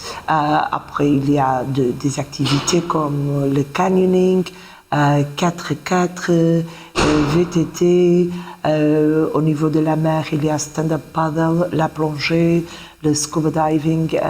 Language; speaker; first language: French; non-native, fluent; Portuguese